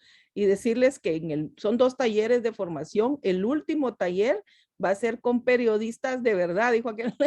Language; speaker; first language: Spanish; native; Spanish